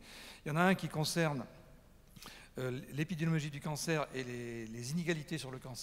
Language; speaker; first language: French; native; French